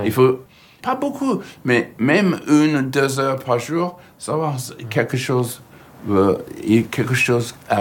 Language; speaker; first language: French; non-native, fluent; English